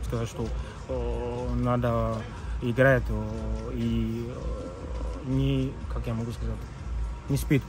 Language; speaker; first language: Russian; non-native, fluent; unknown